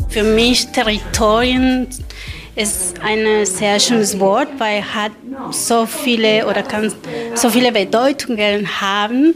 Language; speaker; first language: German; non-native, learner; Spanish